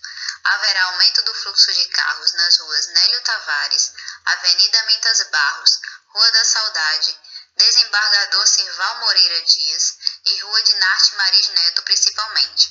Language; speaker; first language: Portuguese; native; Portuguese